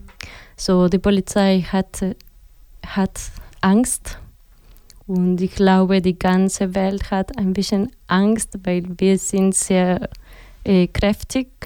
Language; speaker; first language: German; non-native, learner; Spanish